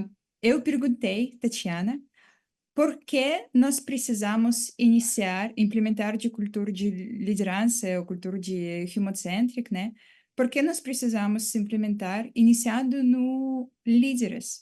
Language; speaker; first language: Portuguese; non-native, fluent; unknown